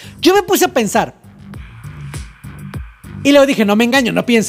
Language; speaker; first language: Spanish; native; Spanish